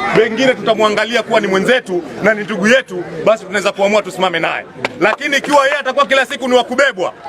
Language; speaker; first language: Swahili; native; Swahili